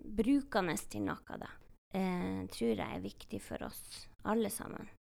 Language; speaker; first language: Norwegian; native; Norwegian